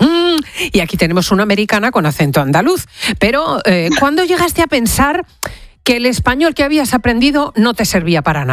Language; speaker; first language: Spanish; native; Spanish